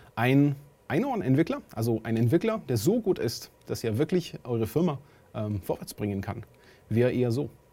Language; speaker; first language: German; non-native, fluent; French